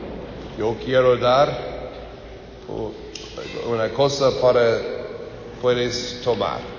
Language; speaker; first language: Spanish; non-native, learner; English